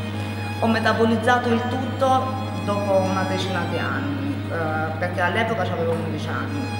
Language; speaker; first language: Italian; early bilingual, other home language; Albanian